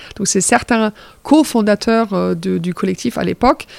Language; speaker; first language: French; non-native, fluent; German